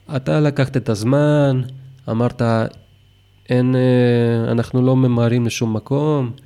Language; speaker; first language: Hebrew; non-native, fluent; Spanish